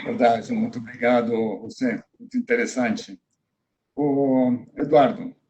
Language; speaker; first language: Portuguese; non-native, fluent; Spanish